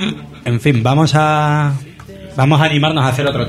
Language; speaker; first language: Spanish; native; Spanish